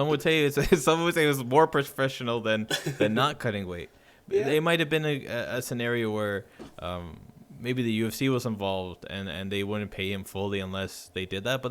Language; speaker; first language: English; native; English